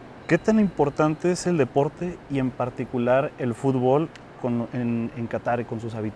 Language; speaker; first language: Spanish; native; Spanish